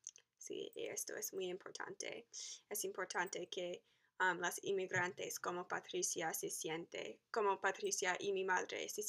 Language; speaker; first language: Spanish; non-native, learner; English